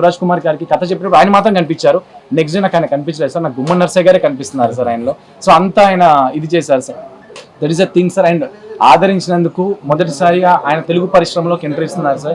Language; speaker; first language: Telugu; native; Telugu